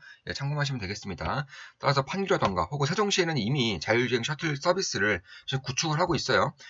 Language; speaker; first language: Korean; native; Korean